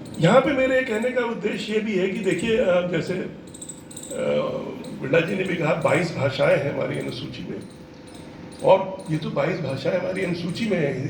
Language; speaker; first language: Hindi; native; Hindi